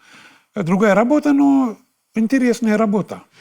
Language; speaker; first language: Russian; non-native, fluent; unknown